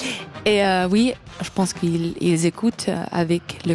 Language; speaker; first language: French; non-native, learner; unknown